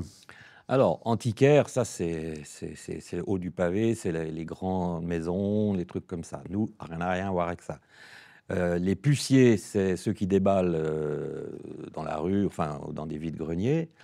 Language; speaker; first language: French; native; French